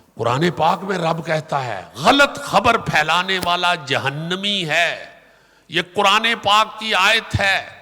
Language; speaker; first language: Urdu; non-native, local second language; Punjabi